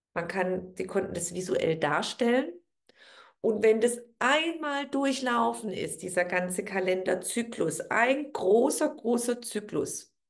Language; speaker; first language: German; native; German